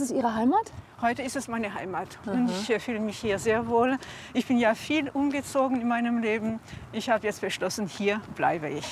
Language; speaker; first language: German; native; German